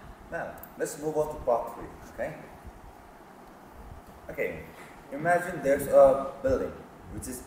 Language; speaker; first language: English; non-native, fluent; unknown